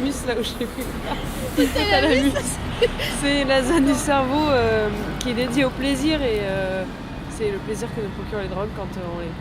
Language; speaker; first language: French; native; French